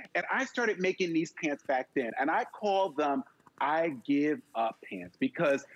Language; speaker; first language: English; native; English